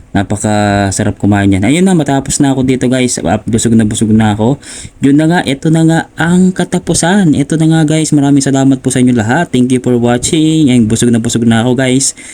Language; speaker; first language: Filipino; native; Filipino